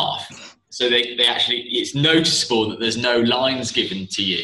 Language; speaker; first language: English; native; English